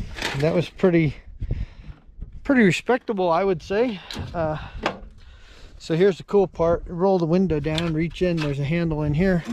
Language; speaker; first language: English; native; English